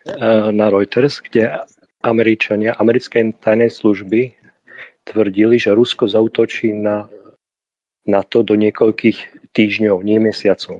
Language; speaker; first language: Slovak; native; Slovak